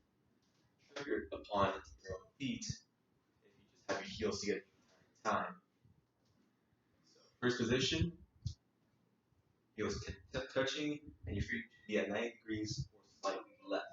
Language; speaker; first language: English; native; English